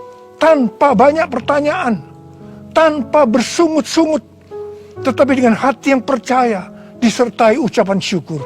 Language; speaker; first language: Indonesian; native; Indonesian